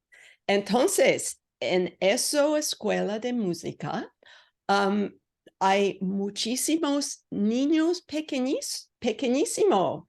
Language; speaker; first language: Spanish; non-native, learner; English